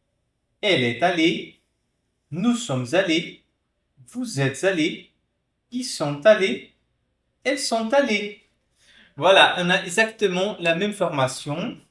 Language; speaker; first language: French; non-native, fluent; Portuguese